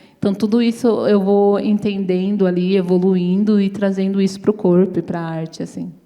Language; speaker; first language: Portuguese; native; Portuguese